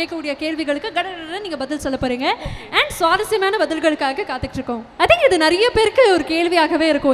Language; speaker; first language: Tamil; native; Tamil